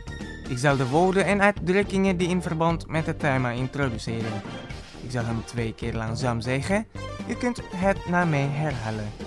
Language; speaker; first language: Dutch; non-native, fluent; Indonesian